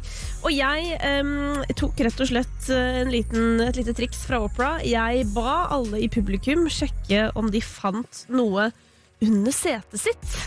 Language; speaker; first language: Norwegian; native; Norwegian